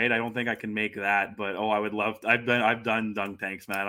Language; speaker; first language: English; native; English